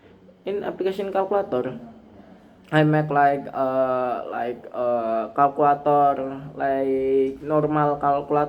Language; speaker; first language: English; non-native, learner; Indonesian